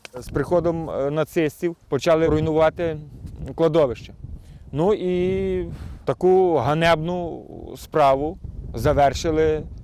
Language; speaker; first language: Ukrainian; native; Ukrainian